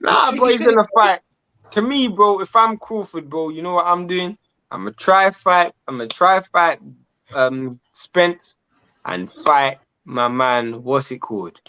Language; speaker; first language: English; native; English